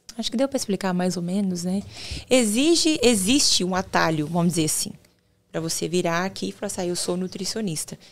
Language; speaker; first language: Portuguese; native; Portuguese